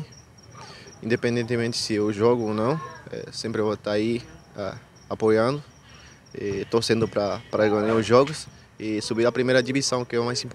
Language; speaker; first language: Portuguese; non-native, fluent; Spanish